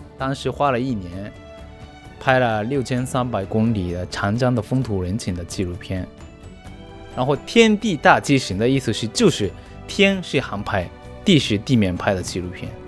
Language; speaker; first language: Chinese; non-native, fluent; Japanese